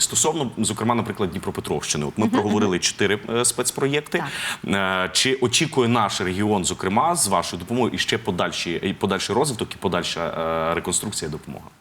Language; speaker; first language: Ukrainian; native; Ukrainian